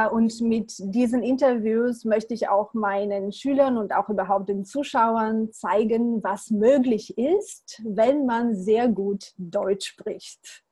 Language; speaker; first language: German; non-native, fluent; Bulgarian